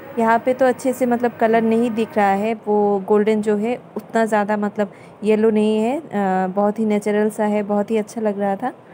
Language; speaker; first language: Hindi; non-native, local second language; Bangla